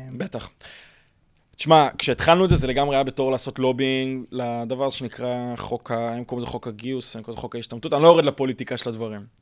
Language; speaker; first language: Hebrew; early bilingual, other home language; English